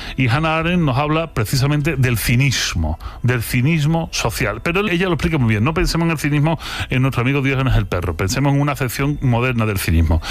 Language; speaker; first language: Spanish; native; Spanish